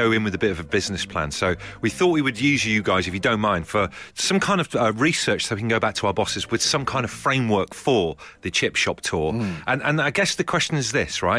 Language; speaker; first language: English; native; English